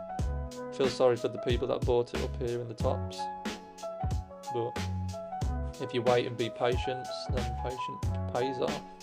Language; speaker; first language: English; native; English